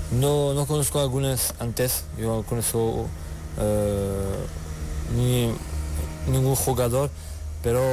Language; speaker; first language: Spanish; non-native, learner; French